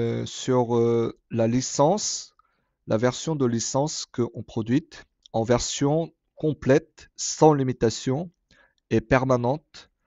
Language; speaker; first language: French; non-native, fluent; Korean